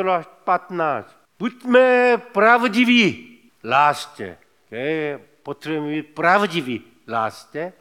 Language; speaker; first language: Czech; non-native, fluent; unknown